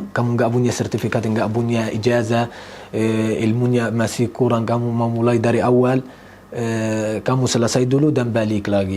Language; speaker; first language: Indonesian; non-native, learner; Arabic